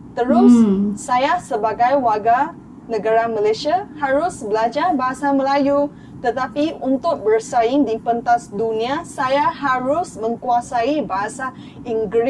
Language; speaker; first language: Indonesian; non-native, fluent; Chinese